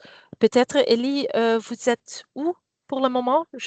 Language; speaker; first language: French; non-native, fluent; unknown